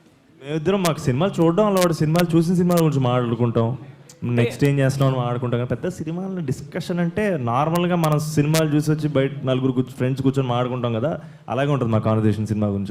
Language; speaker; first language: Telugu; native; Telugu